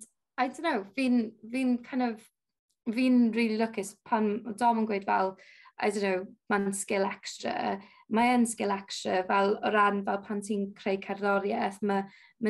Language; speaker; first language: Welsh; non-native, local second language; English